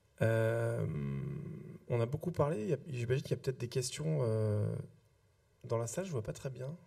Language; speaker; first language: French; native; French